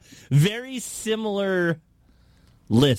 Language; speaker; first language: English; native; English